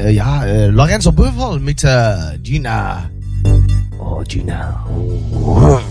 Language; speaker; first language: German; non-native, learner; Dutch